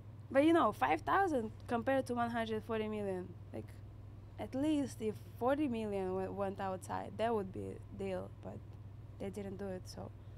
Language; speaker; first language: English; non-native, fluent; Russian